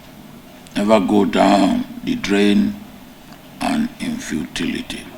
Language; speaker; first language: English; non-native, local second language; Yoruba